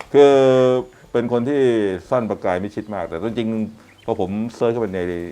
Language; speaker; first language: Thai; native; Thai